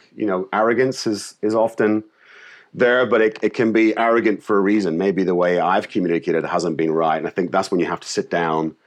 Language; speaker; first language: English; native; English